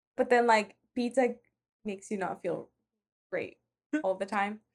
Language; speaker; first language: English; non-native, fluent; Spanish